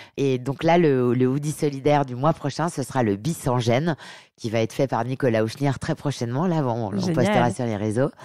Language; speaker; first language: French; native; French